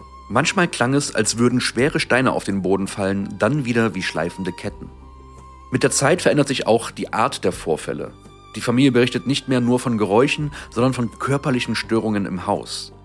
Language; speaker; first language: German; native; German